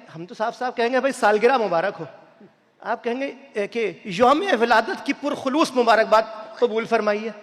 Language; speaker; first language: Urdu; native; Urdu